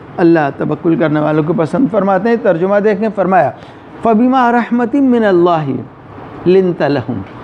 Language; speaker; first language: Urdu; non-native, local second language; Punjabi